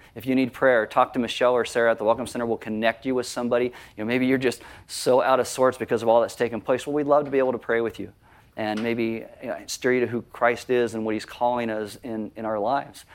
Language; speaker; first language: English; native; English